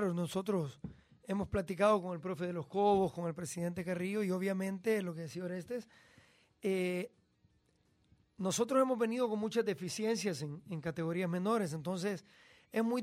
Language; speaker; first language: Spanish; native; Spanish